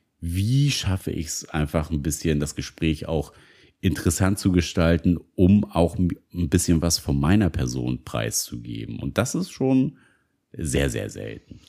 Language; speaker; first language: German; native; German